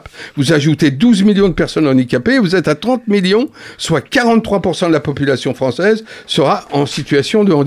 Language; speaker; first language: French; native; French